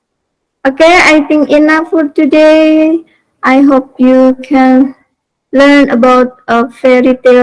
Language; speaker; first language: English; non-native, learner; Indonesian